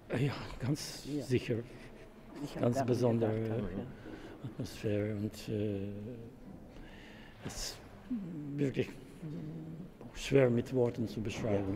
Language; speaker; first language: German; non-native, learner; Russian